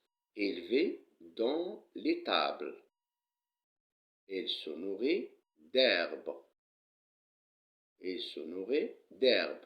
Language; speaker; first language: French; non-native, local second language; Arabic